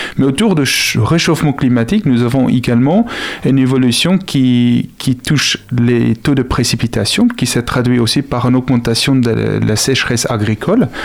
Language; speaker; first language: French; non-native, fluent; Afrikaans